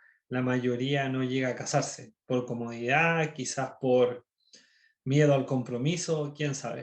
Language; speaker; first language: Spanish; native; Spanish